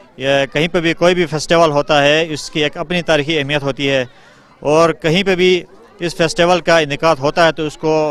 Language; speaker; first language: Urdu; non-native, local second language; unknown